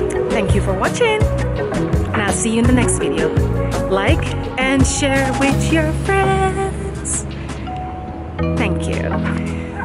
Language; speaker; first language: English; native; English